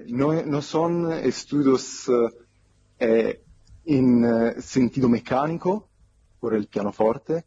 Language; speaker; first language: Spanish; non-native, fluent; Italian